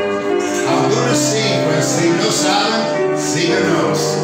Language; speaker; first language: Spanish; non-native, fluent; English